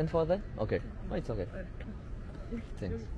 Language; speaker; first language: English; non-native, learner; French